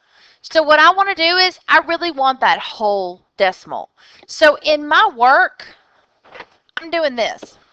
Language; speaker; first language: English; native; English